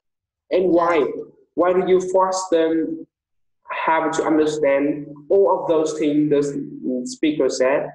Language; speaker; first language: English; non-native, fluent; Vietnamese